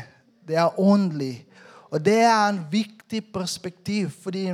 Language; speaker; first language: Norwegian; non-native, fluent; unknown